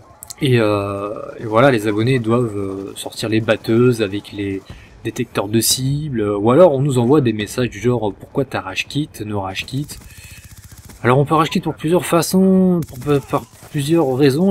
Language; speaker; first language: French; native; French